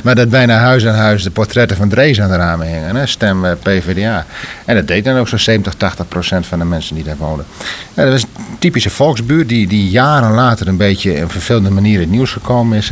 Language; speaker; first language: Dutch; native; Dutch